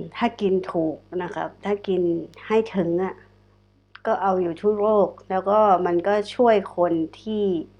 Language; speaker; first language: Thai; non-native, local second language; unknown